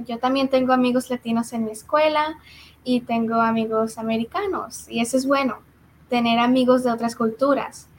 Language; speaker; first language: Spanish; early bilingual, heritage; Spanish